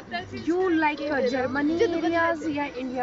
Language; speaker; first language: English; non-native, local second language; Hindi